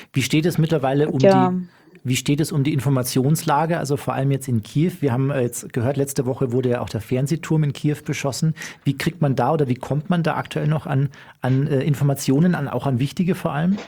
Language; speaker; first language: German; native; German